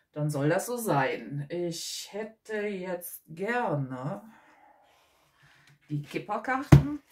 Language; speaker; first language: German; native; German